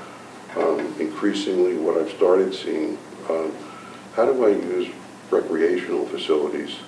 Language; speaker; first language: English; native; English